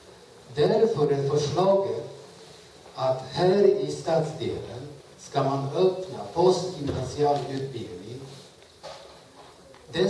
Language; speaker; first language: Swedish; non-native, fluent; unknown